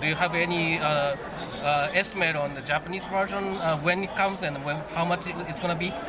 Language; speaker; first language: English; non-native, fluent; Japanese